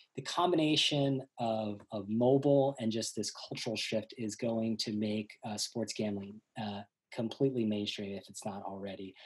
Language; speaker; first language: English; native; English